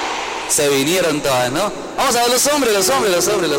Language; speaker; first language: Spanish; native; Spanish